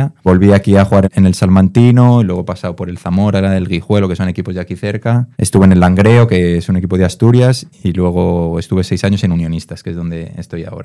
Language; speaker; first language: Spanish; native; Spanish